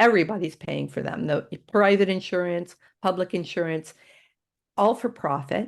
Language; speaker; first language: English; native; English